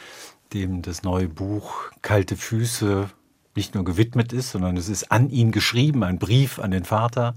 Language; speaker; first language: German; native; German